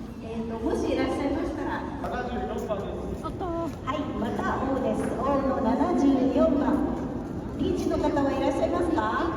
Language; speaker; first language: Japanese; native; Japanese